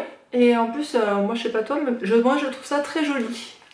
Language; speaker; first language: French; native; French